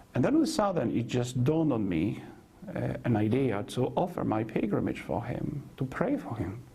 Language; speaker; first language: English; non-native, fluent; Polish